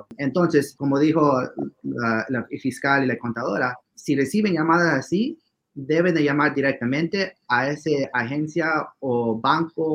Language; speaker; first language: Spanish; early bilingual, heritage; Spanish